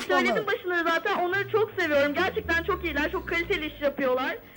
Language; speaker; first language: Turkish; native; Turkish